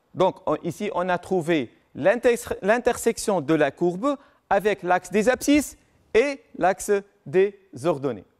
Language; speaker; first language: French; non-native, local second language; Arabic